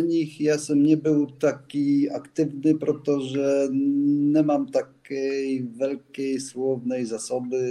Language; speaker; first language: Czech; non-native, learner; Polish